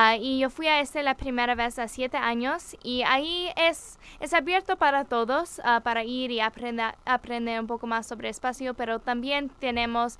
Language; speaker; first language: Spanish; non-native, learner; English